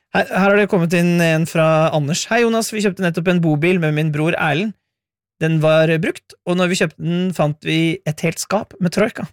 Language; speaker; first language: Norwegian; native; Norwegian